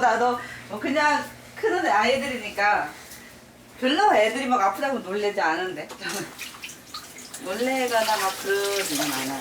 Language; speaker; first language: Korean; native; Korean